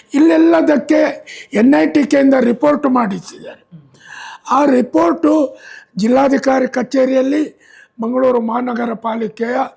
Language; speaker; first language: Kannada; native; Kannada